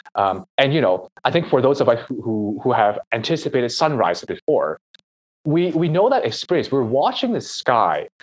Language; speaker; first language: English; non-native, local second language; Cantonese